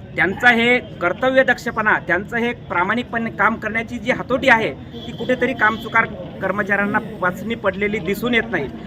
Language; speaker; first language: Marathi; native; Marathi